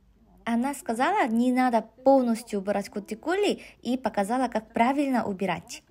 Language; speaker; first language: Russian; non-native, fluent; Korean